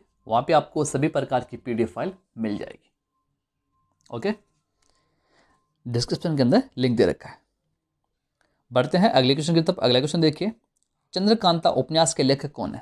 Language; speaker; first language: Hindi; native; Hindi